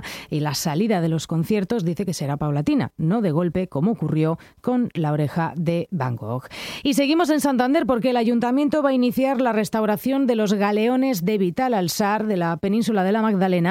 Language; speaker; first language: Spanish; native; Spanish